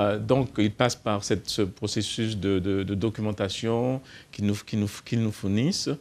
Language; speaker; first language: French; non-native, fluent; English